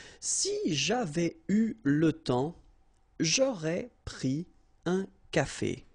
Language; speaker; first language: French; native; French